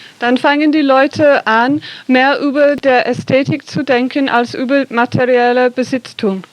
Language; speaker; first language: German; non-native, fluent; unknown